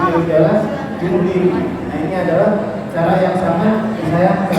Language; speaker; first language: Indonesian; native; Indonesian